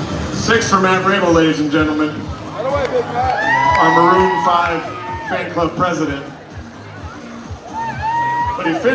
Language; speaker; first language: English; native; English